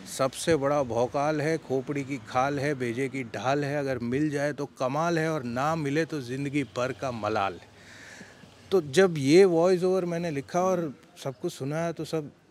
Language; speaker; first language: Hindi; non-native, local second language; Gujarati